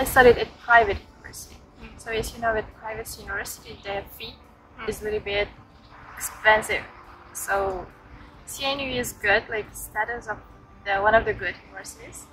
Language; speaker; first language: English; non-native, learner; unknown